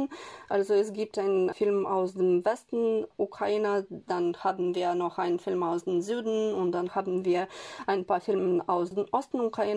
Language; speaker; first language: German; non-native, fluent; Ukrainian